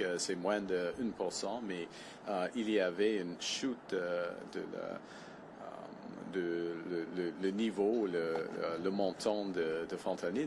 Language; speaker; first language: French; non-native, fluent; English